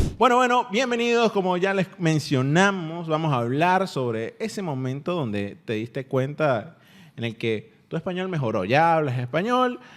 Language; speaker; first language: Spanish; native; Spanish